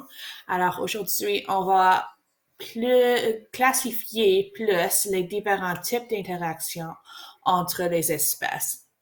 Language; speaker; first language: French; non-native, learner; English